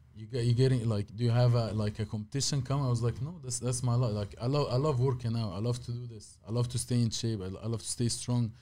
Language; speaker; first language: English; non-native, fluent; Arabic